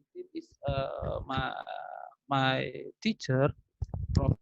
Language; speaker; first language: English; non-native, learner; Indonesian